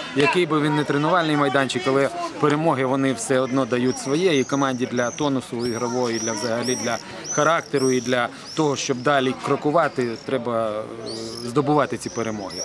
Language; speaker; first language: Ukrainian; non-native, local second language; Russian